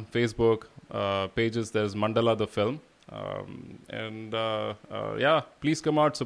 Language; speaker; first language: English; non-native, local second language; Kannada